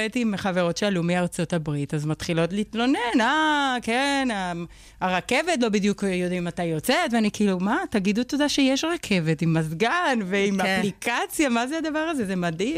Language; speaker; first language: Hebrew; non-native, fluent; Spanish